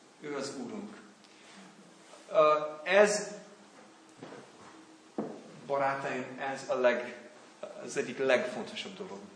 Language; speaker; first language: Hungarian; non-native, learner; English